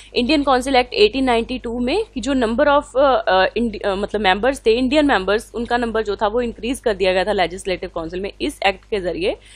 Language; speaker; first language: Hindi; non-native, local second language; Punjabi